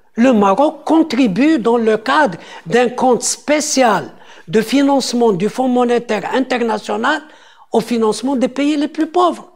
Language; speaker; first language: French; non-native, local second language; Arabic